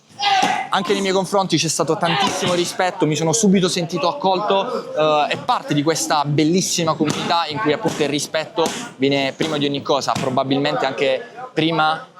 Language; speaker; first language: Italian; native; Italian